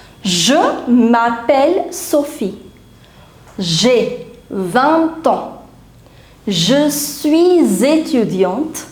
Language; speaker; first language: French; non-native, fluent; Hindi